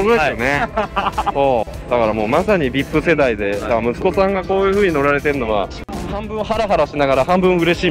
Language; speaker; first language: Japanese; native; Japanese